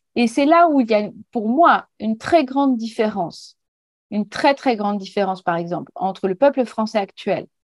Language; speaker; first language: French; native; French